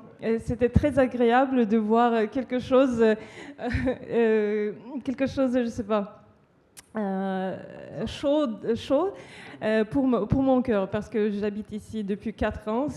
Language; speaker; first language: French; non-native, fluent; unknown